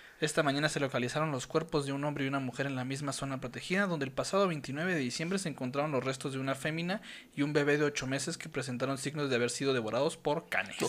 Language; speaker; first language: Spanish; native; Spanish